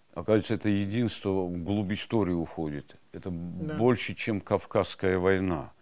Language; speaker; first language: Russian; non-native, local second language; Avaric